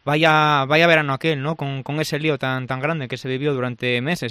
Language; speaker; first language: Spanish; native; Spanish